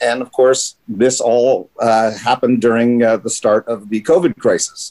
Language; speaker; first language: English; native; English